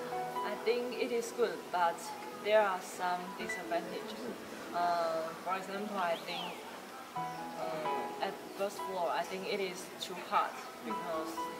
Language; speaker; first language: English; non-native, learner; Chinese